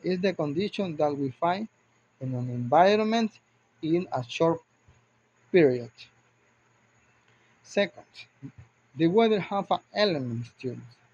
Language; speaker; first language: English; non-native, learner; Spanish